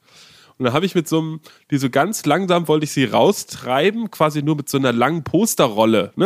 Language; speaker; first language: German; native; German